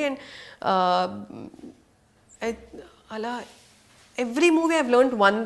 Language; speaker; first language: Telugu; non-native, local second language; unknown